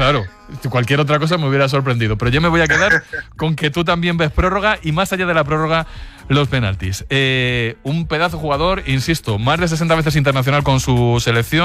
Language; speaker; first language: Spanish; native; Spanish